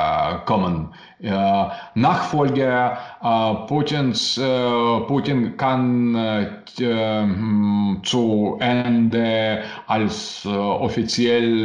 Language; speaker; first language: German; non-native, learner; Russian